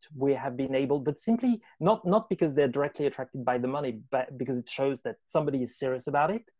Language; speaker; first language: English; non-native, fluent; French